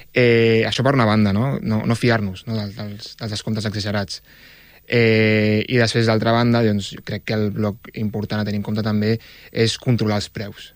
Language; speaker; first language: Catalan; early bilingual, other home language; Arabic